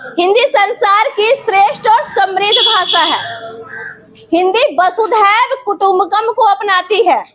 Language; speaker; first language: Hindi; native; Hindi